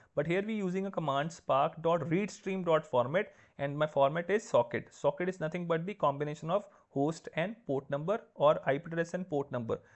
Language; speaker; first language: English; non-native, local second language; Punjabi